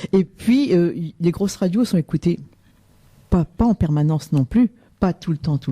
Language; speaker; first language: French; native; French